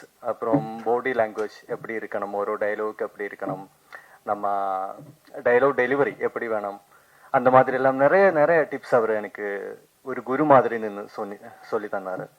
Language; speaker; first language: Tamil; non-native, learner; Malayalam